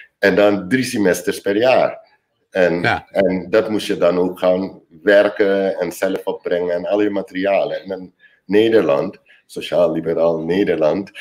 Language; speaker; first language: Dutch; native; Dutch